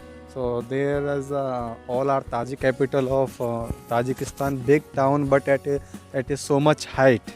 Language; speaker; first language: English; non-native, local second language; Hindi